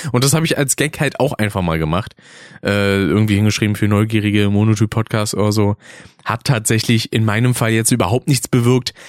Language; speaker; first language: German; native; German